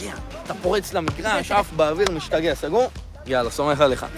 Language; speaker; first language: Hebrew; native; Hebrew